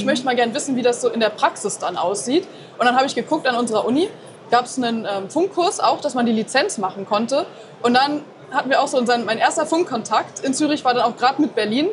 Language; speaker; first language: German; native; German